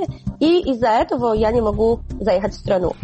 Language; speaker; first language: Russian; non-native, fluent; Polish